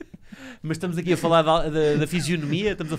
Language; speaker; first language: Portuguese; native; Portuguese